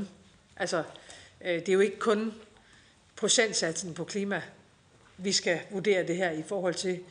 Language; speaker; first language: Danish; native; Danish